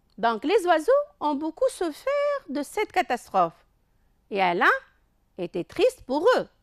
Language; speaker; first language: French; non-native, local second language; Arabic